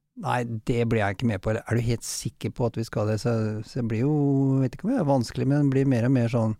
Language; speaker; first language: Norwegian; native; Norwegian